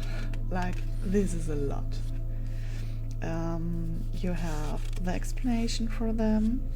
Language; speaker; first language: English; non-native, fluent; German